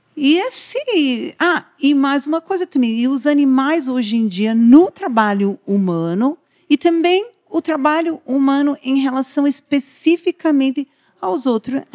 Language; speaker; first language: Portuguese; non-native, fluent; English